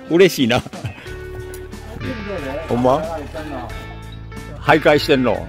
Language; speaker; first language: Japanese; native; Japanese